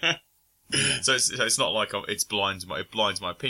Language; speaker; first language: English; native; English